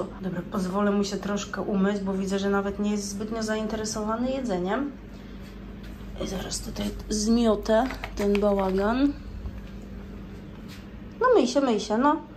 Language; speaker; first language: Polish; native; Polish